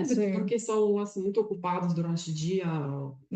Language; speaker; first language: Portuguese; non-native, fluent; Russian